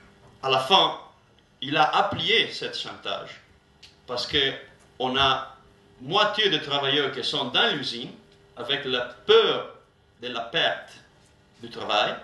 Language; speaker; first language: French; non-native, learner; Italian